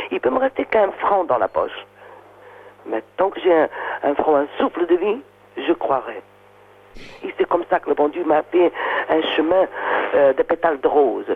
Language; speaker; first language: French; non-native, fluent; Portuguese